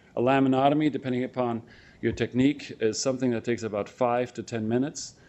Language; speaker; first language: English; non-native, fluent; German